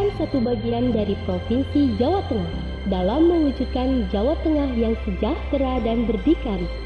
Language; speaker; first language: Indonesian; native; Indonesian